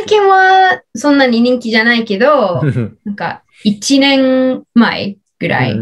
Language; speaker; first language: Japanese; non-native, learner; English